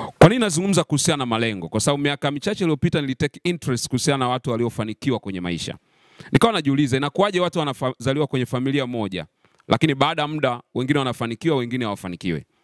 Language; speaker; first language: Swahili; native; Swahili